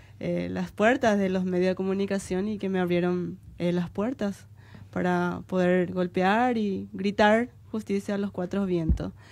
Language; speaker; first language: Spanish; native; Spanish